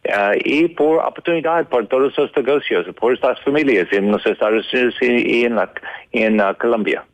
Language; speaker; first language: Spanish; non-native, learner; English